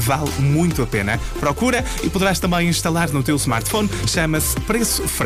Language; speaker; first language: Portuguese; native; Portuguese